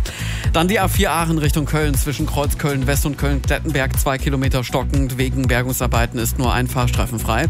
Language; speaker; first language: German; native; German